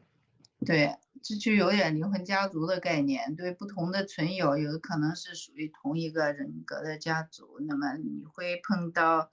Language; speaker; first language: Chinese; native; Chinese